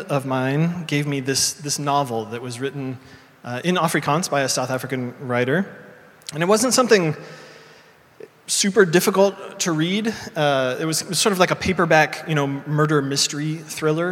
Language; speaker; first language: English; native; English